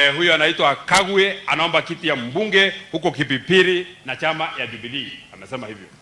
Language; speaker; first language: Swahili; non-native, local second language; Kikuyu